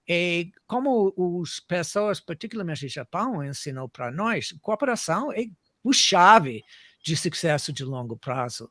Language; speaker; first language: Portuguese; non-native, fluent; English